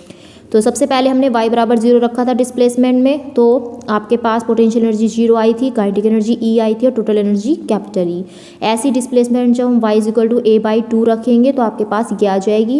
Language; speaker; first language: Hindi; native; Hindi